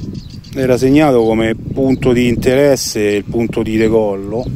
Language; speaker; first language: Italian; native; Italian